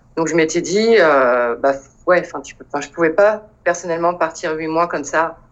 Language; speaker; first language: French; native; French